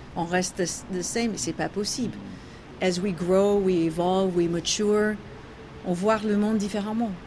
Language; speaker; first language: French; non-native, learner; English